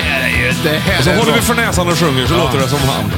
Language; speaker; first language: Swedish; native; Swedish